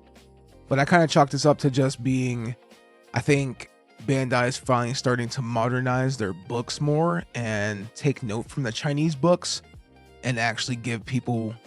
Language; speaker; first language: English; native; English